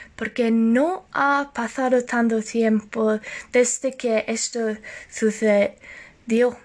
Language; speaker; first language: Spanish; non-native, learner; Norwegian